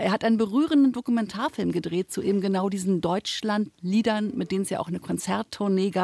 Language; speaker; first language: German; native; German